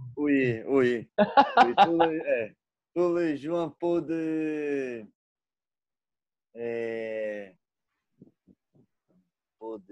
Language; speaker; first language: French; non-native, learner; Portuguese